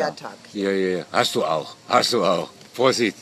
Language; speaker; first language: German; non-native, fluent; Dutch